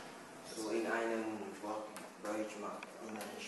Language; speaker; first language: German; non-native, learner; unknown